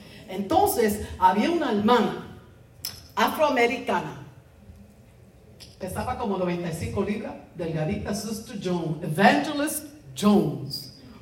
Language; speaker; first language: Spanish; native; Spanish